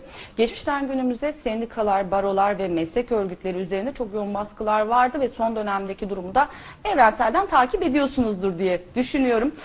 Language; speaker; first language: Turkish; native; Turkish